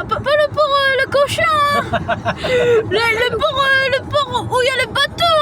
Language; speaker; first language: French; early bilingual, other home language; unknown